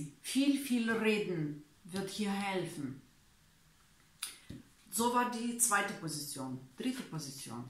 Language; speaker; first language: German; non-native, learner; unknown